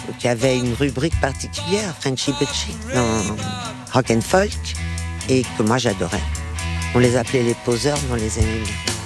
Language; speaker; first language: French; early bilingual, other home language; Portuguese